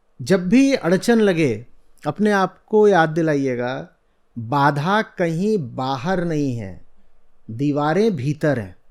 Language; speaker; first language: Hindi; native; Hindi